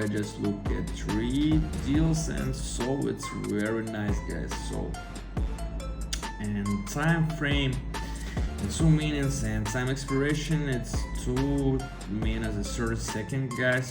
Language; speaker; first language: English; non-native, fluent; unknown